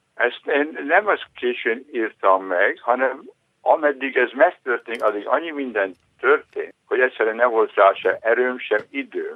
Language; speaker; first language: Hungarian; native; Hungarian